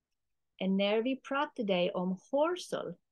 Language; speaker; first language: Swedish; non-native, learner; English